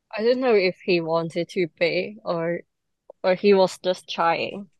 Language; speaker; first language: English; non-native, local second language; Cantonese